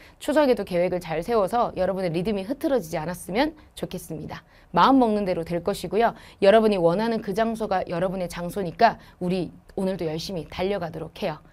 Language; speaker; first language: Korean; native; Korean